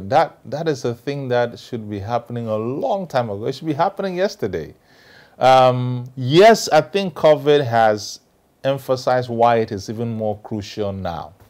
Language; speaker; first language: English; non-native, local second language; Ewe